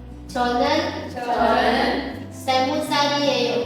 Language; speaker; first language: Korean; non-native, learner; Indonesian